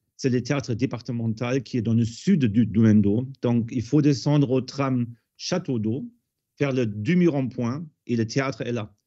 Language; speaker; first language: French; non-native, fluent; German